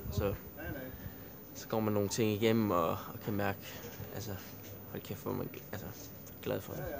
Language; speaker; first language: Danish; native; Danish